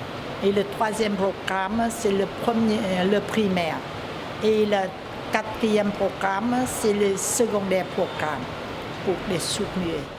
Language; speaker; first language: French; non-native, learner; Vietnamese